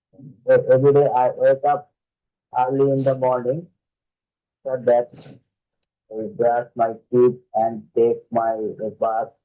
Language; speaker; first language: English; non-native, learner; Bangla